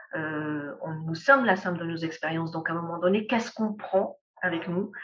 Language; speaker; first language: French; non-native, local second language; Arabic